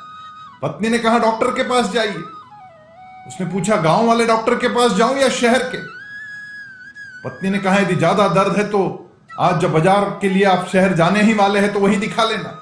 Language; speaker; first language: Hindi; native; Hindi